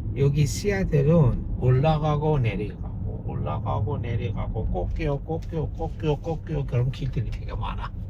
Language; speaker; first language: Korean; non-native, fluent; Persian